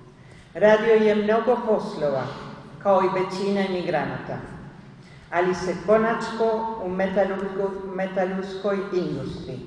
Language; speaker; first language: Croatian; early bilingual, heritage; Spanish